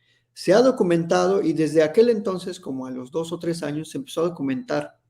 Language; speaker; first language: Spanish; native; Spanish